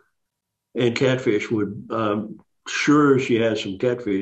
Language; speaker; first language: English; native; English